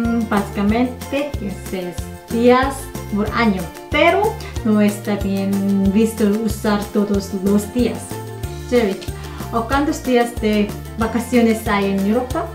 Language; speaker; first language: Spanish; non-native, learner; Korean